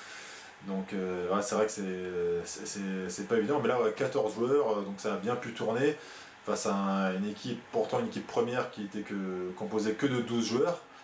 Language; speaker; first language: French; native; French